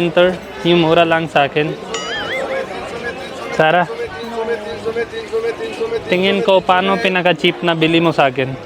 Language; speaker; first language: Filipino; non-native, learner; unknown